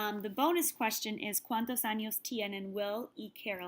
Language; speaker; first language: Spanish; non-native, fluent; English